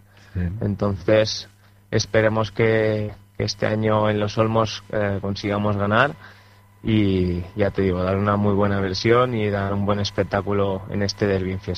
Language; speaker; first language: Spanish; native; Spanish